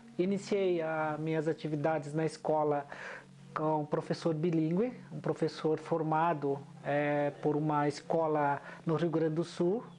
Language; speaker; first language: Portuguese; non-native, local second language; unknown